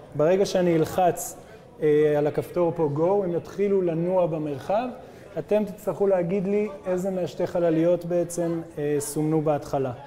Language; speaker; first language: Hebrew; native; Hebrew